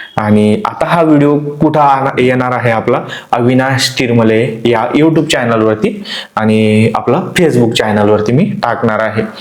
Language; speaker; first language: Marathi; native; Marathi